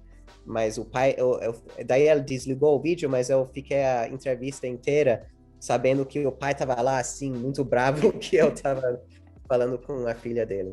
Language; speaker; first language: Portuguese; early bilingual, heritage; English